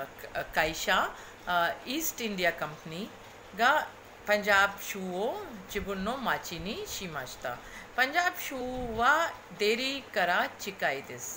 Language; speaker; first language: Japanese; non-native, fluent; Hindi